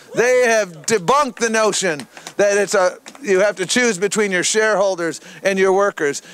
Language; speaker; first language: English; native; English